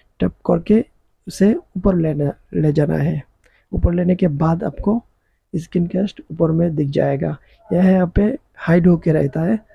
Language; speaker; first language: Hindi; non-native, local second language; Bangla